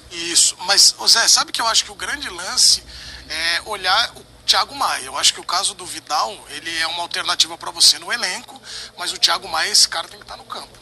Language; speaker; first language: Portuguese; native; Portuguese